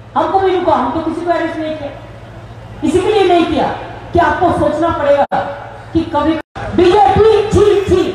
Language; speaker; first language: Hindi; non-native, local second language; Bangla